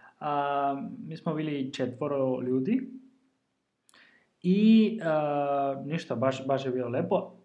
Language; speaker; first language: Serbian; non-native, learner; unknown